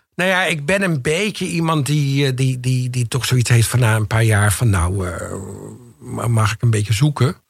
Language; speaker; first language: Dutch; early bilingual, other home language; Indonesian